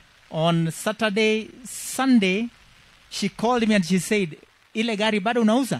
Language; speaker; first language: English; non-native, local second language; Kalenjin